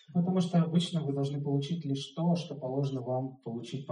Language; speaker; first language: Russian; native; Russian